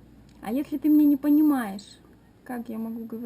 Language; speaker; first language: Russian; native; Russian